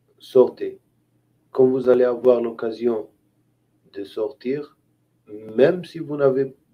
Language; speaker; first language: French; non-native, local second language; Haitian Creole